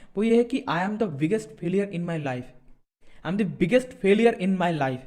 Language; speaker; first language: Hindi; non-native, local second language; Bangla